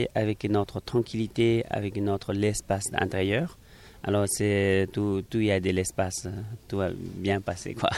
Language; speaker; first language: French; non-native, learner; Tibetan